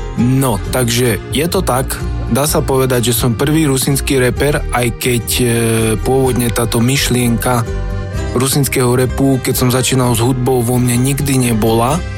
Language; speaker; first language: Slovak; non-native, local second language; Rusyn